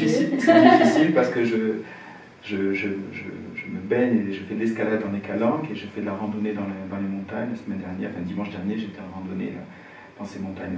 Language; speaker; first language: French; native; French